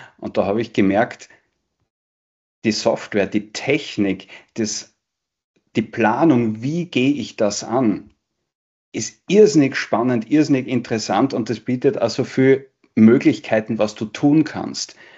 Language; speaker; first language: German; native; German